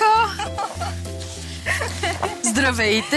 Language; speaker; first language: Bulgarian; native; Bulgarian